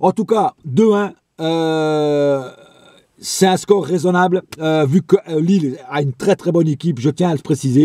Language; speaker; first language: French; native; French